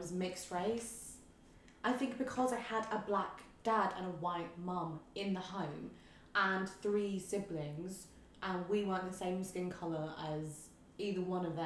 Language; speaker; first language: English; native; English